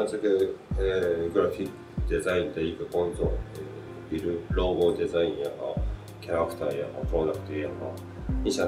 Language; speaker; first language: Chinese; non-native, learner; Japanese